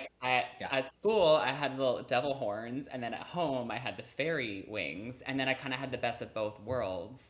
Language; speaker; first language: English; native; English